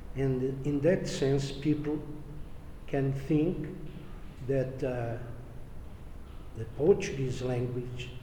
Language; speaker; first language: English; non-native, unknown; Portuguese